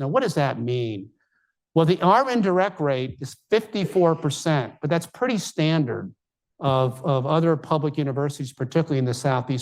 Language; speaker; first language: English; native; English